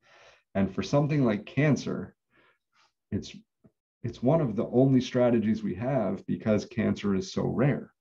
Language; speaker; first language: English; native; English